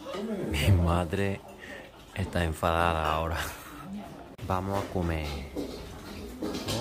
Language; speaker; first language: Spanish; non-native, fluent; Korean